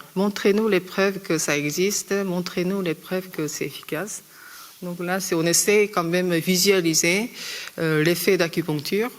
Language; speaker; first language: French; non-native, fluent; Korean